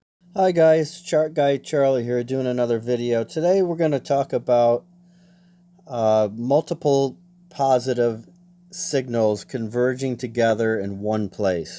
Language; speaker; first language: English; native; English